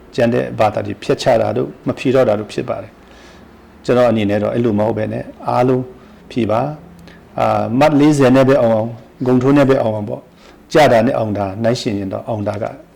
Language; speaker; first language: Burmese; non-native, local second language; Tedim Chin